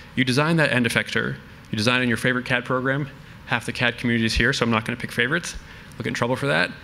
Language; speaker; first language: English; native; English